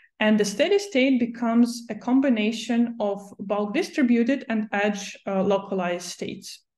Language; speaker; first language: English; non-native, fluent; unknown